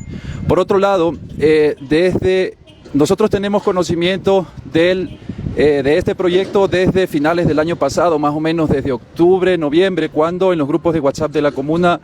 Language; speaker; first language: Spanish; native; Spanish